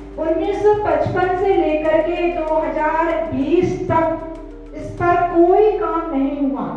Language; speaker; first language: Hindi; native; Hindi